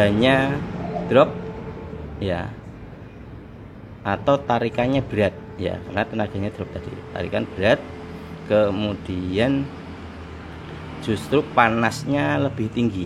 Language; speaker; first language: Indonesian; native; Indonesian